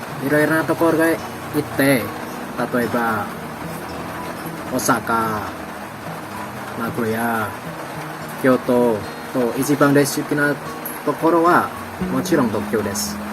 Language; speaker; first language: Japanese; non-native, learner; Indonesian